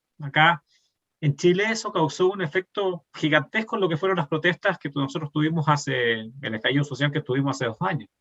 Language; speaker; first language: Spanish; native; Spanish